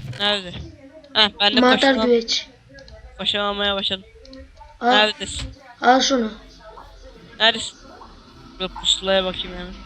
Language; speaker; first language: Turkish; native; Turkish